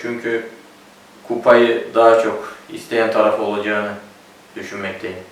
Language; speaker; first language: Turkish; native; Turkish